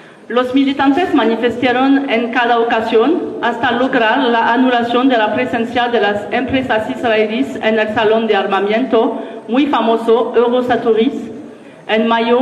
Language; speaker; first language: Spanish; non-native, learner; French